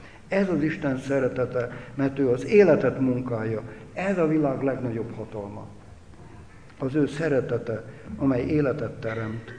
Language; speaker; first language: Hungarian; native; Hungarian